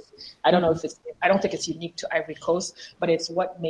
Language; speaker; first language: English; non-native, fluent; French